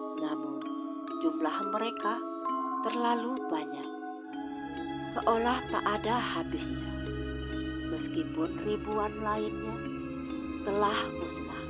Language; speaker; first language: Indonesian; native; Indonesian